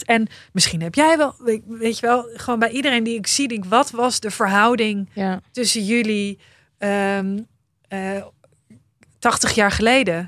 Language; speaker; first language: Dutch; native; Dutch